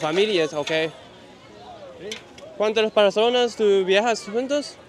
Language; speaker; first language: Spanish; non-native, learner; Japanese